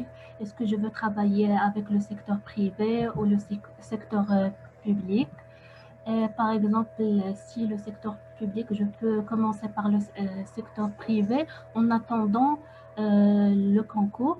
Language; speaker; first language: French; non-native, local second language; Arabic